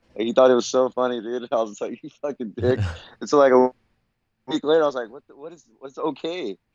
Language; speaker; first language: English; native; English